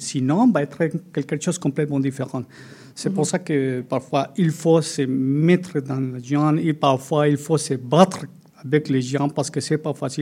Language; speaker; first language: French; non-native, fluent; Spanish